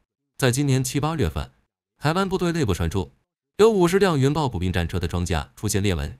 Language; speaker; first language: Chinese; native; Chinese